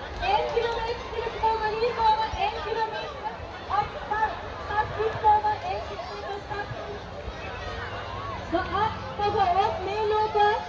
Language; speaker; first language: Dutch; non-native, learner; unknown